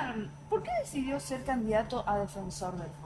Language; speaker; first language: Spanish; native; Spanish